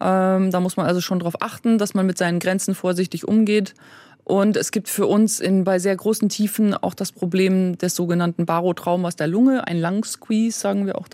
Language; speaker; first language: German; native; German